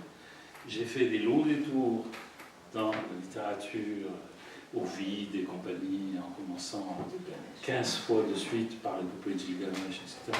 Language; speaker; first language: French; native; French